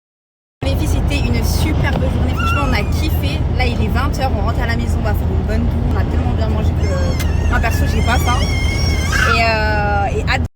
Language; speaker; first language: French; native; French